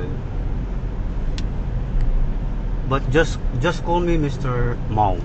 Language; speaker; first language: English; non-native, local second language; Filipino